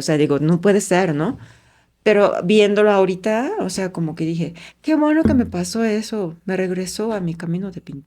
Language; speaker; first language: Spanish; non-native, fluent; Japanese